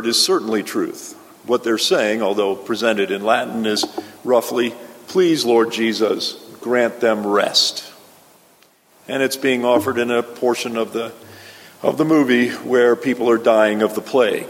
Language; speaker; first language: English; native; English